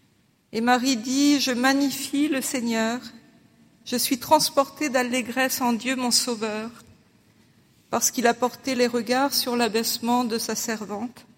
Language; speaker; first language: French; native; French